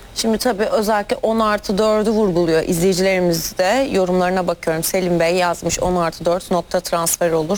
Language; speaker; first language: Turkish; native; Turkish